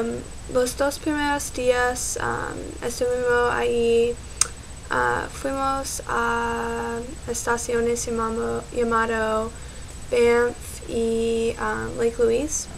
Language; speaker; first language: Spanish; non-native, learner; English